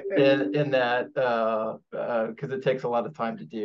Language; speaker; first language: English; native; English